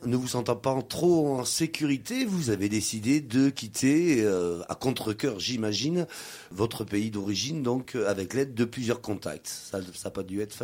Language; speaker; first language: French; native; French